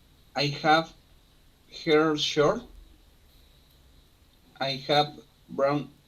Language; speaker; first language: English; non-native, learner; Spanish